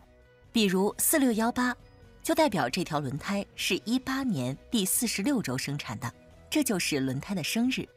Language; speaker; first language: Chinese; native; Chinese